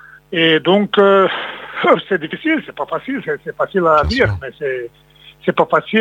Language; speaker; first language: French; non-native, fluent; Serbian